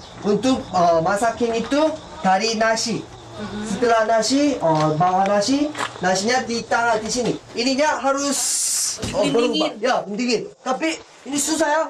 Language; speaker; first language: Indonesian; non-native, learner; Korean